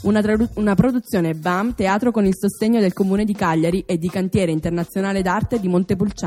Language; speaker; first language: Italian; native; Italian